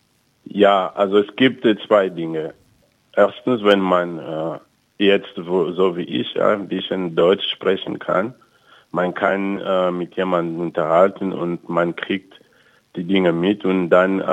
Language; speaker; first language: German; non-native, fluent; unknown